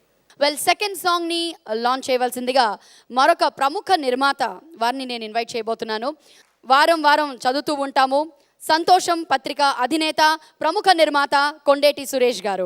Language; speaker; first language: Telugu; native; Telugu